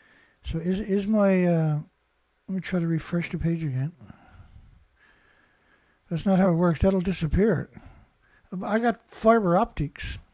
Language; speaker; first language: English; native; English